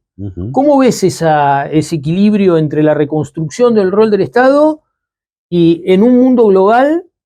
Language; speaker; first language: Spanish; native; Spanish